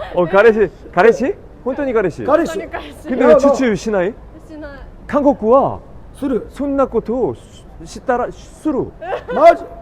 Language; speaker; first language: Japanese; non-native, learner; Korean